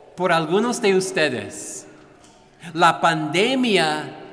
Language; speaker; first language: Spanish; non-native, fluent; English